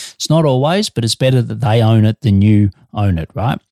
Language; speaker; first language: English; native; English